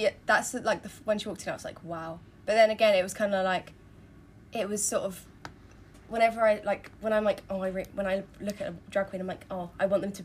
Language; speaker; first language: English; native; English